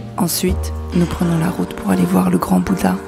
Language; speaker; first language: French; native; French